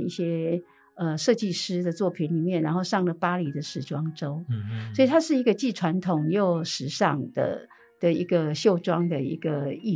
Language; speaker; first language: Chinese; native; Chinese